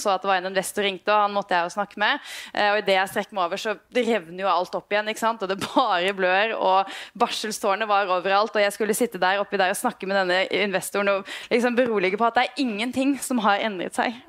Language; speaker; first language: Norwegian; native; Norwegian